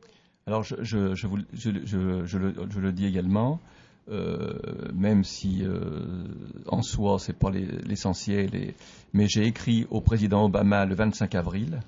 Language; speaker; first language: French; native; French